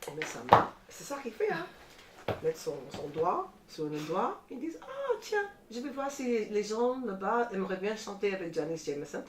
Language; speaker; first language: French; non-native, fluent; English